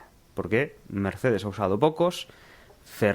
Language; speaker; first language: Spanish; native; Spanish